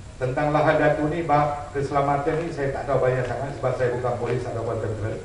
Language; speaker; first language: Malay; non-native, local second language; Tamil